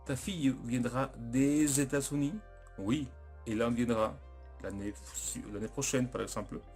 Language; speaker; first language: French; non-native, fluent; Spanish